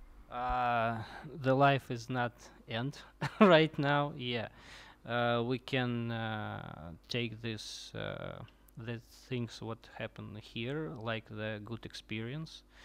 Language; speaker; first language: English; non-native, learner; Russian